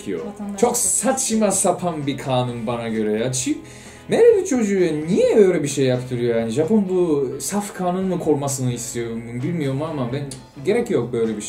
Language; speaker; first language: Turkish; non-native, fluent; Japanese